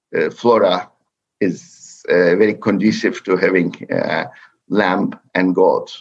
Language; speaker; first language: English; non-native, fluent; Turkish